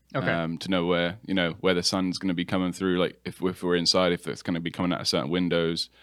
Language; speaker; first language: English; native; English